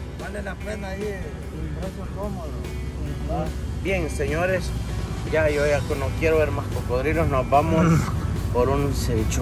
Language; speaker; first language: Spanish; native; Spanish